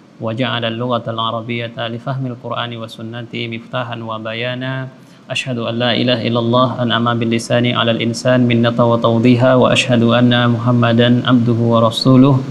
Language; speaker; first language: Arabic; non-native, fluent; Indonesian